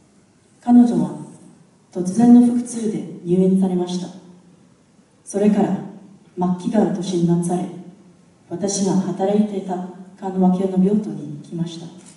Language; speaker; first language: Japanese; non-native, fluent; English